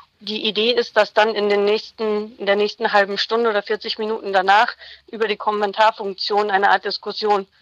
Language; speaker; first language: German; native; German